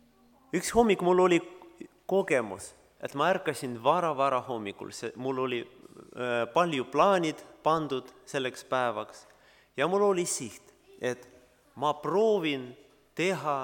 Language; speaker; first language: Estonian; non-native, learner; Russian